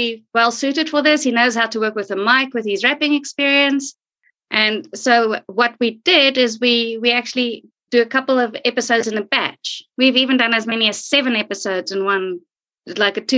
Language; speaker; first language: English; non-native, local second language; Afrikaans